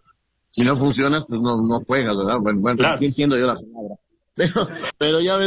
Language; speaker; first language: Spanish; native; Spanish